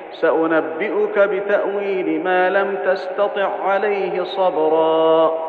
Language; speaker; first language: Arabic; native; Arabic